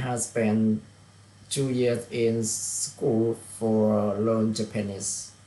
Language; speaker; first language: English; non-native, learner; Vietnamese